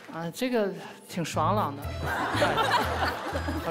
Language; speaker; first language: Chinese; native; Chinese